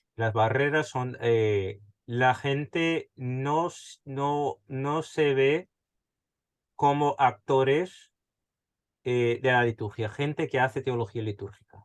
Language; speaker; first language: Spanish; early bilingual, heritage; Spanish